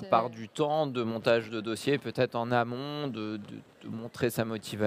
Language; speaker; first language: French; native; French